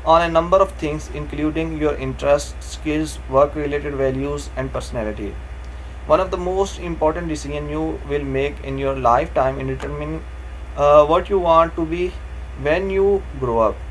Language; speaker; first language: English; non-native, local second language; Urdu